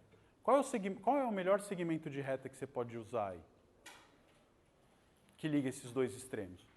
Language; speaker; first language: Portuguese; native; Portuguese